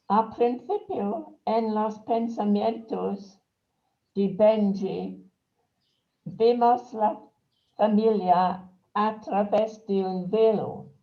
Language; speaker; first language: Spanish; non-native, fluent; English